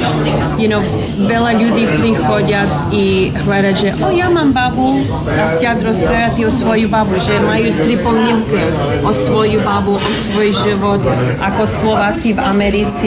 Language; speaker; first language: Slovak; early bilingual, heritage; English